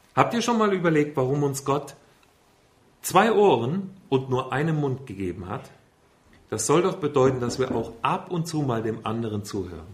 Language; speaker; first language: German; native; German